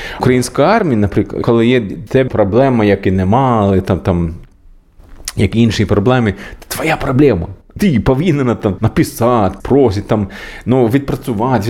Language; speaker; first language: Ukrainian; non-native, learner; Swedish